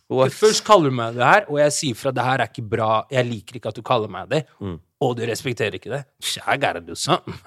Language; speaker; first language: Norwegian; early bilingual, other home language; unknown